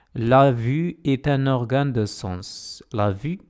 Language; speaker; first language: French; non-native, local second language; Arabic